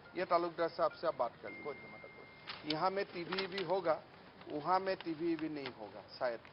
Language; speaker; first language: Hindi; non-native, local second language; Assamese